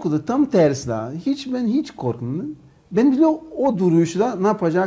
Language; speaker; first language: Turkish; non-native, learner; Portuguese